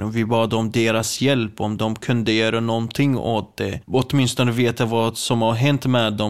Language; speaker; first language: Swedish; non-native, fluent; Kurdish